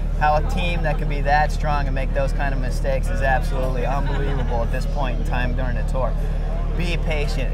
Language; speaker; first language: English; native; English